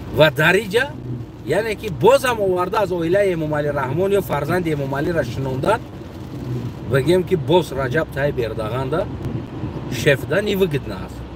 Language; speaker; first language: Tajik; non-native, local second language; Uzbek